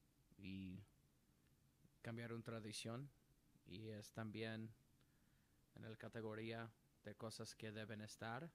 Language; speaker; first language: Spanish; non-native, learner; English